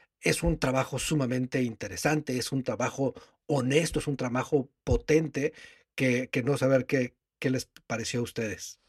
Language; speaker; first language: Spanish; native; Spanish